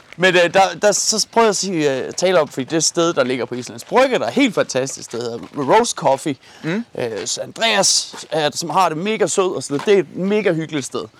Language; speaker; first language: Danish; early bilingual, other home language; Persian